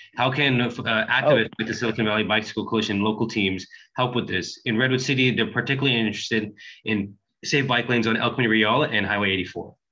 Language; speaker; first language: English; native; English